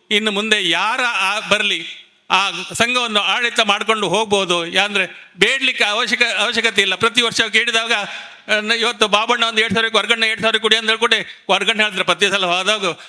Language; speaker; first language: Kannada; native; Kannada